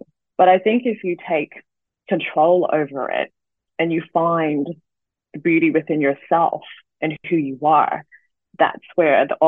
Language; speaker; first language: English; native; English